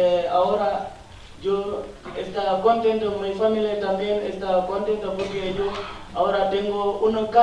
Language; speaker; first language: Spanish; non-native, learner; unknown